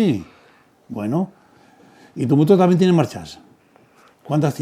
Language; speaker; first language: Spanish; native; Spanish